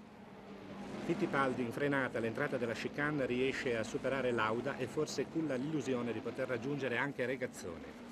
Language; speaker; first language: Italian; native; Italian